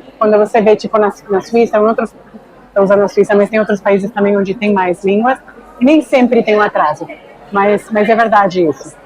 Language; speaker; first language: Portuguese; non-native, fluent; Spanish